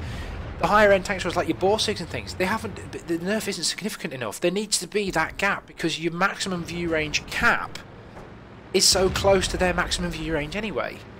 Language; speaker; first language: English; native; English